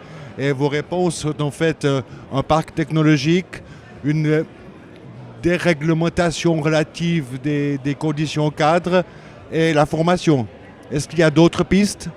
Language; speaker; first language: French; native; French